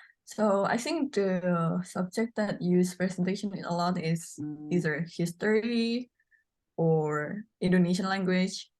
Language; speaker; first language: English; non-native, learner; Indonesian